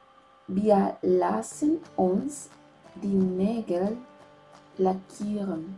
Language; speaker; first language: German; non-native, fluent; Spanish